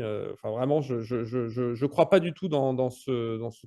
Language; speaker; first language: French; native; French